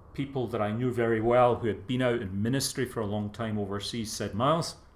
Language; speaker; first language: English; native; English